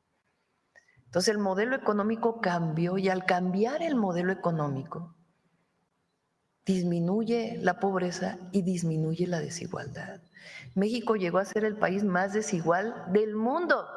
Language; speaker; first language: Spanish; native; Spanish